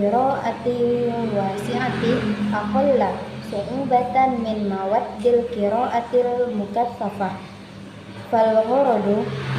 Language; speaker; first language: Arabic; non-native, learner; Indonesian